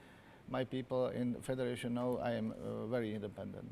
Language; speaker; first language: English; non-native, learner; Slovak